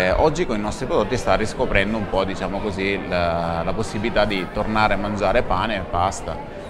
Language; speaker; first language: Italian; native; Italian